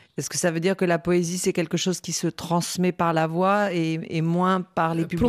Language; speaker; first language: French; native; French